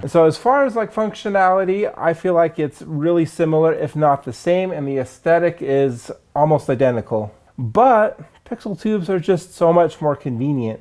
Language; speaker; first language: English; native; English